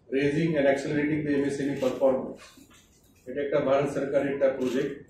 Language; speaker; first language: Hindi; non-native, local second language; Bangla